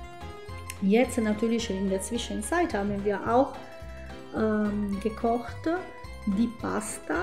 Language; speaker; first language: German; non-native, fluent; Italian